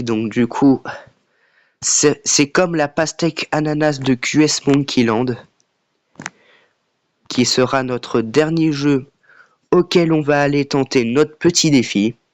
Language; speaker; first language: French; native; French